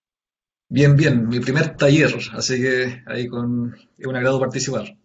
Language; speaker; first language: Spanish; native; Spanish